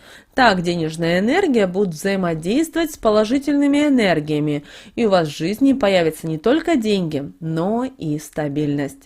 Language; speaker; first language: Russian; native; Russian